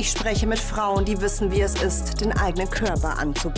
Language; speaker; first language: German; native; German